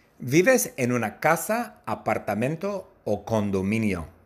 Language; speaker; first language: Spanish; non-native, learner; English